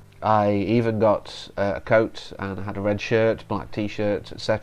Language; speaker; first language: English; native; English